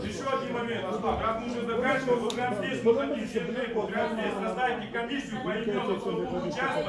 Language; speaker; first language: Russian; native; Russian